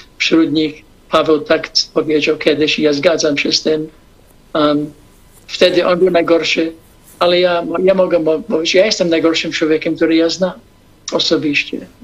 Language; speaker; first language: Polish; non-native, fluent; English